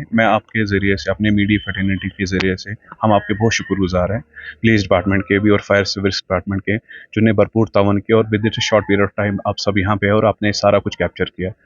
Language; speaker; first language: Urdu; non-native, local second language; Kashmiri